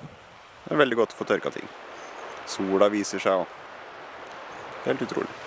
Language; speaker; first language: Norwegian; native; Norwegian